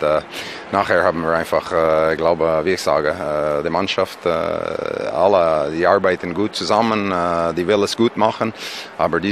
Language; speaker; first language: German; non-native, fluent; English